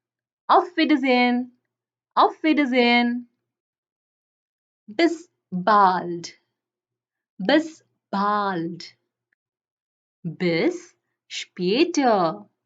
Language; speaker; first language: German; non-native, fluent; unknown